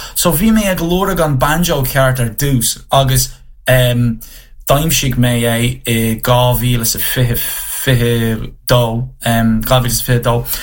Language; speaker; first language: Irish; non-native, local second language; English